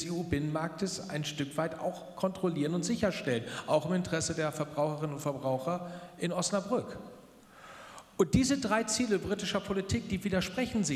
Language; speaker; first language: German; native; German